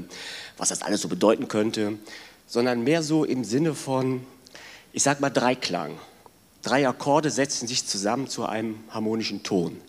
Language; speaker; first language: German; native; German